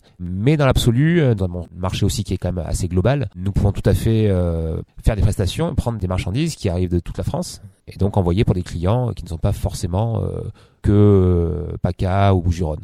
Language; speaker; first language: French; native; French